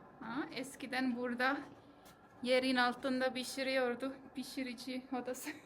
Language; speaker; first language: Turkish; non-native, fluent; Estonian